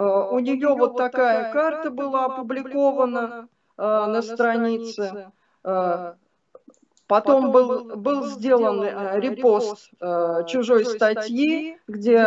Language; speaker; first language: Russian; native; Russian